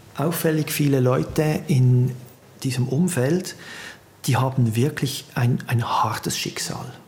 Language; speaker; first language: German; native; German